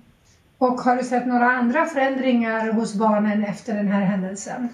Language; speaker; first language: Swedish; native; Swedish